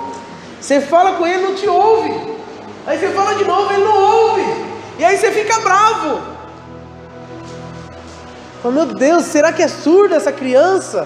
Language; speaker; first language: Portuguese; native; Portuguese